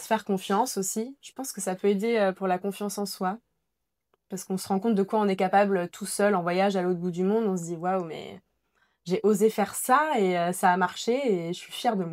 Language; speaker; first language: French; native; French